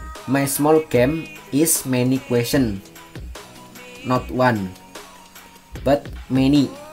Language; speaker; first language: English; non-native, learner; Indonesian